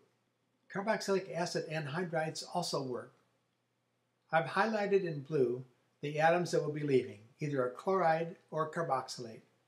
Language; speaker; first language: English; native; English